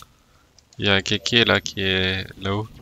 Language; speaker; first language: French; native; French